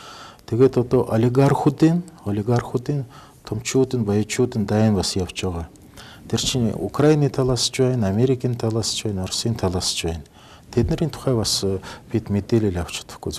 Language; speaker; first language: Mongolian; non-native, fluent; Russian